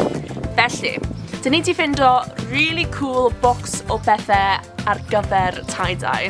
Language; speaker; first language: Welsh; non-native, local second language; English